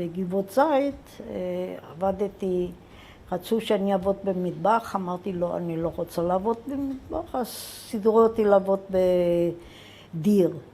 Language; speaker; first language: Hebrew; non-native, fluent; German